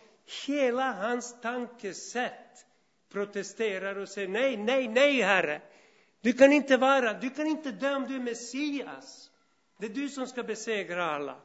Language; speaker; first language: Swedish; non-native, fluent; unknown